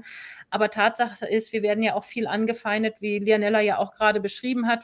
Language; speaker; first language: German; native; German